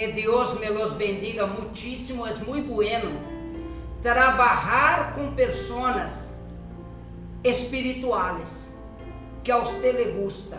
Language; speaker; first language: Spanish; non-native, fluent; Portuguese